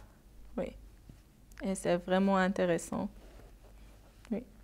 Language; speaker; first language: French; non-native, learner; Persian